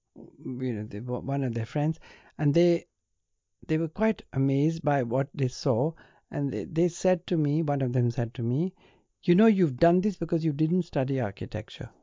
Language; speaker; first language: English; non-native, local second language; Punjabi